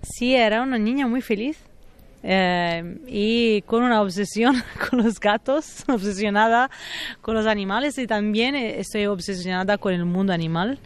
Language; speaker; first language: Spanish; non-native, fluent; Italian